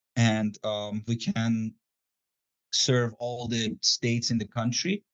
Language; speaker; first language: English; non-native, fluent; Persian